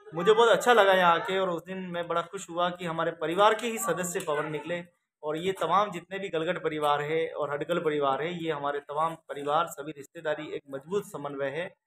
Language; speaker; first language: Hindi; native; Hindi